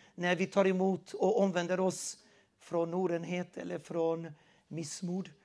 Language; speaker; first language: Swedish; non-native, fluent; Portuguese